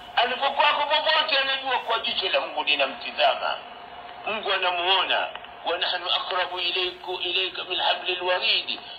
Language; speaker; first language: Swahili; native; Swahili